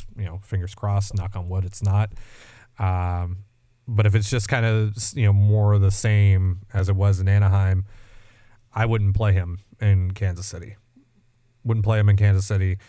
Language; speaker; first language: English; native; English